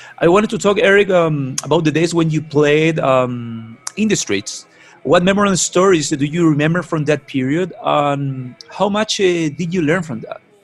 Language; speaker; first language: English; non-native, fluent; Spanish